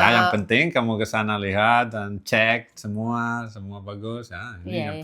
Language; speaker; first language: Indonesian; non-native, learner; Catalan